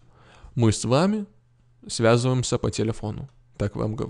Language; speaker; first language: Russian; non-native, fluent; Lithuanian